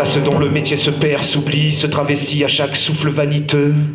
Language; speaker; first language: French; native; French